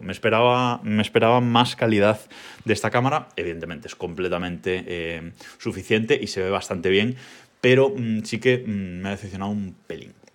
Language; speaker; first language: Spanish; native; Spanish